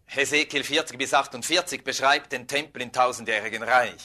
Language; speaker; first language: German; native; German